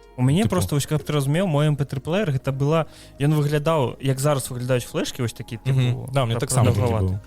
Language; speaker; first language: Belarusian; native; Belarusian